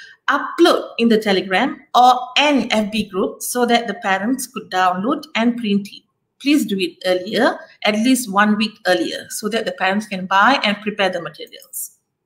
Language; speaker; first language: English; non-native, local second language; Tamil